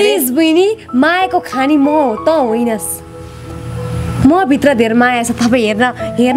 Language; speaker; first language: Nepali; native; Nepali